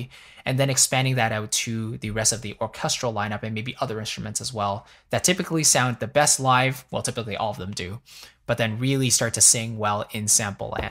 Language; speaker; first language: English; native; English